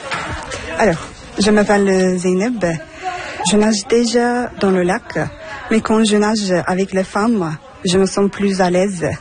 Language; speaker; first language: French; non-native, fluent; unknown